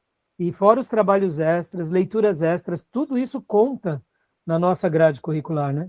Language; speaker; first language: Portuguese; native; Portuguese